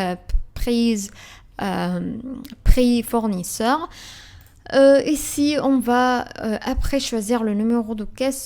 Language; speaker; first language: French; non-native, fluent; Arabic